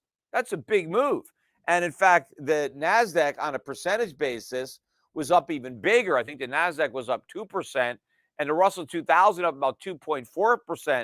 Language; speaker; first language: English; native; English